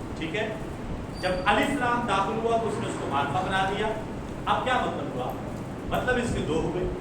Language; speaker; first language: Urdu; non-native, local second language; Punjabi